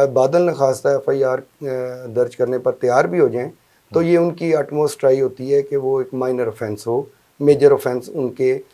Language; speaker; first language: Urdu; non-native, local second language; Punjabi